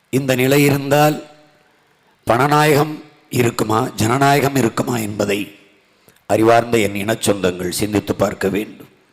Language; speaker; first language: Tamil; native; Tamil